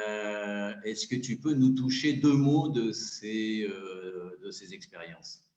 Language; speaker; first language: French; native; French